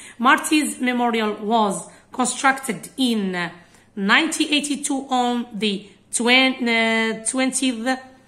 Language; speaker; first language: English; non-native, fluent; Arabic